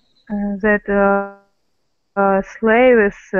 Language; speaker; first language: English; non-native, learner; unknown